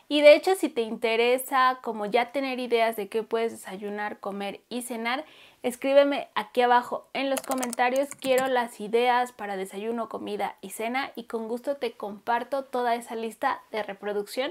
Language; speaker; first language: Spanish; native; Spanish